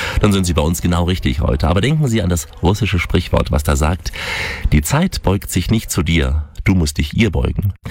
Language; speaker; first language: German; native; German